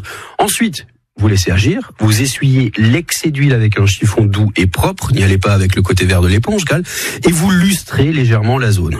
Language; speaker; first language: French; native; French